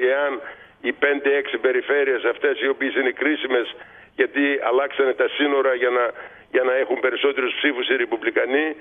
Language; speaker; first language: Greek; native; Greek